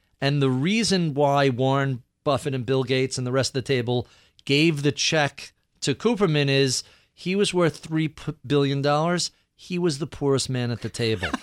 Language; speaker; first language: English; native; English